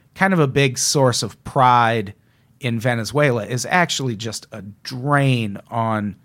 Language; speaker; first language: English; native; English